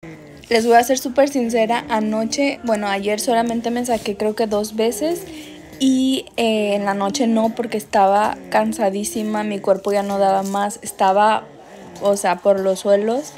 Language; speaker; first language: Spanish; native; Spanish